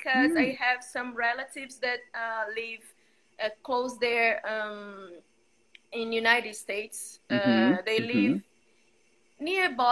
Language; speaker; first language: English; non-native, fluent; Portuguese